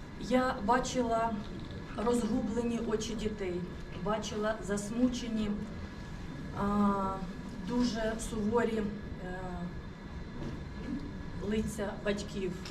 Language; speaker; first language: Ukrainian; non-native, local second language; Russian